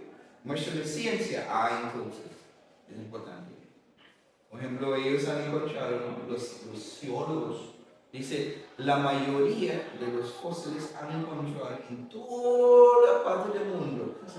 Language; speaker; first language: Spanish; non-native, learner; English